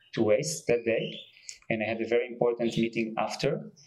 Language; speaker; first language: English; non-native, fluent; Hebrew